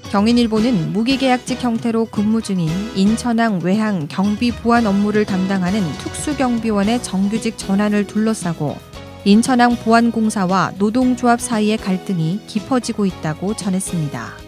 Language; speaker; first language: Korean; native; Korean